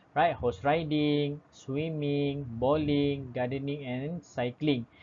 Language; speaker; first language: English; non-native, local second language; Malay